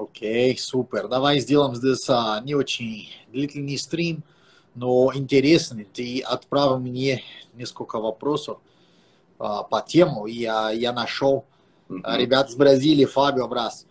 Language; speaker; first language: Russian; non-native, fluent; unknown